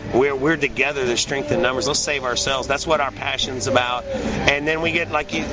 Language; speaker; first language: English; native; English